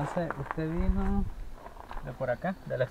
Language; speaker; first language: Spanish; native; Spanish